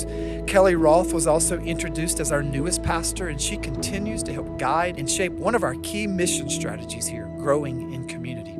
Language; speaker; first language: English; native; English